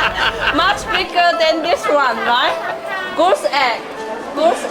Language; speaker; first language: English; non-native, learner; Chinese